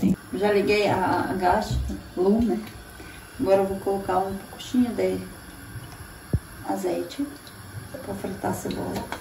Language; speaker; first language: Portuguese; non-native, fluent; Ukrainian